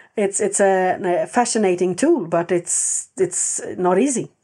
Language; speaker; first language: English; non-native, fluent; Swedish